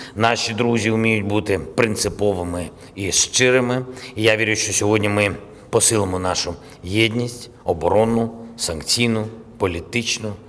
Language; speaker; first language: Ukrainian; non-native, local second language; Russian